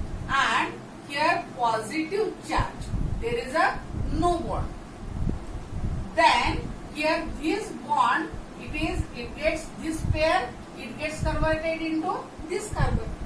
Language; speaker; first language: English; non-native, local second language; Marathi